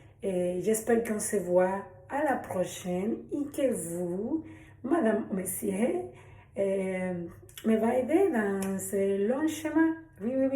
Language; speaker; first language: French; non-native, learner; Spanish